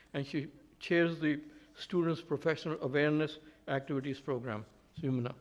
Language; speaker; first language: English; native; English